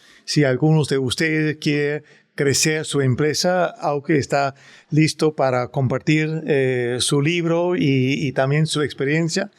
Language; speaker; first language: Spanish; non-native, fluent; Danish